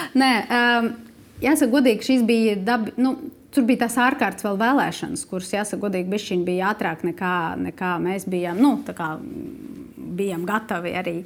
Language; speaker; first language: Latvian; non-native, local second language; Russian